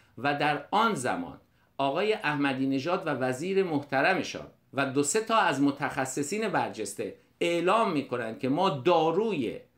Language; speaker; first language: Persian; native; Persian